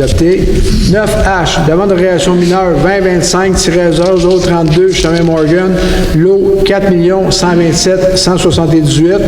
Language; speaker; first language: French; native; French